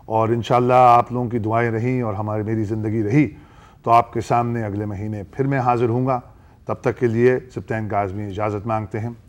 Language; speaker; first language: Urdu; native; Urdu